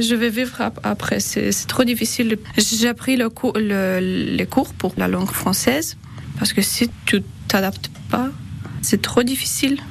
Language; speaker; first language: French; non-native, learner; Ukrainian